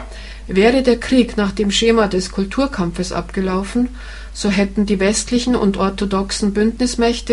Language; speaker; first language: German; native; German